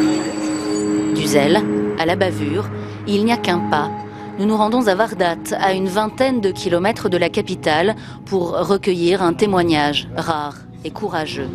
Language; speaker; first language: French; native; French